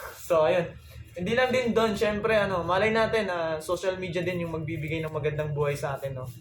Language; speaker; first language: Filipino; non-native, local second language; Cebuano